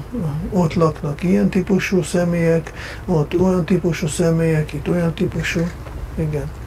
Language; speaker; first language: Hungarian; non-native, fluent; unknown